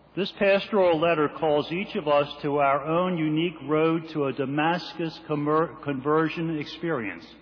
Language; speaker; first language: English; native; English